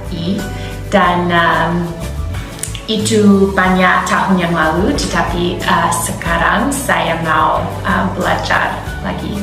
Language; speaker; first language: Indonesian; non-native, learner; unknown